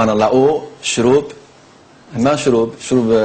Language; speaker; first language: Arabic; non-native, learner; Italian